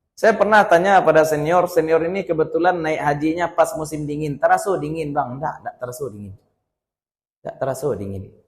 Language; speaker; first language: Malay; non-native, local second language; Minangkabau